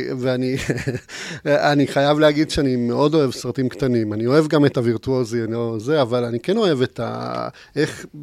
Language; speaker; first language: Hebrew; non-native, fluent; Spanish